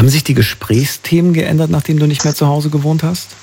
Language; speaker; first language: German; native; German